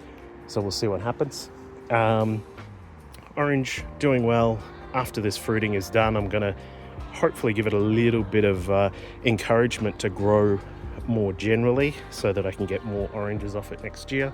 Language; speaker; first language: English; native; English